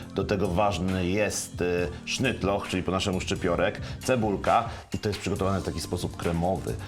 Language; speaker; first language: Polish; native; Polish